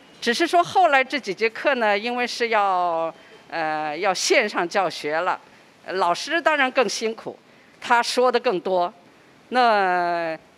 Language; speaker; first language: Chinese; native; Chinese